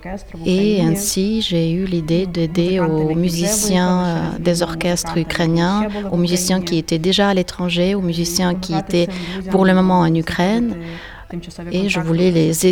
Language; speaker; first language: French; non-native, fluent; Ukrainian